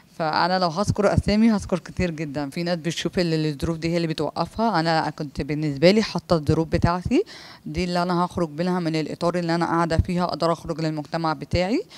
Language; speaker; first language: Arabic; native; Arabic